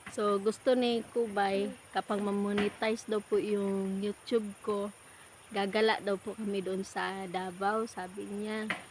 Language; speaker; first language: Filipino; native; Filipino